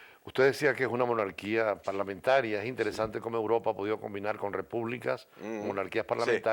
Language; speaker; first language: Spanish; native; Spanish